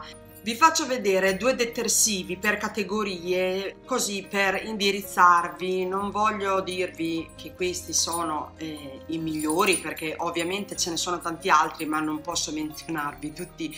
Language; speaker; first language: Italian; native; Italian